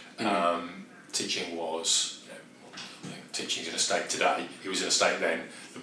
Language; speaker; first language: English; native; English